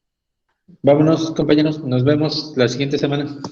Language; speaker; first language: Spanish; native; Spanish